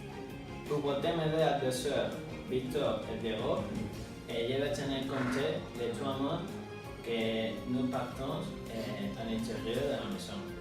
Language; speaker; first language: French; non-native, learner; Spanish